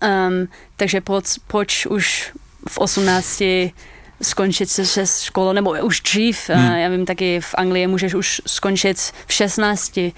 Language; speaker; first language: Czech; early bilingual, heritage; Dutch